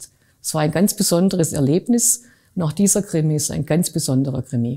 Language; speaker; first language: German; native; German